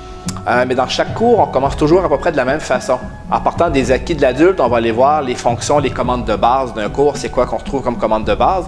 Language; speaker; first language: French; native; French